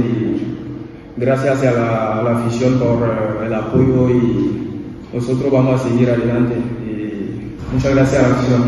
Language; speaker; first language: Spanish; non-native, learner; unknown